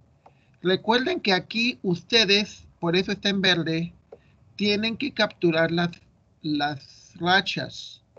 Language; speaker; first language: Spanish; native; Spanish